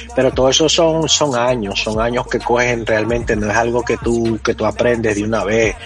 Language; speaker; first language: Spanish; early bilingual, heritage; Spanish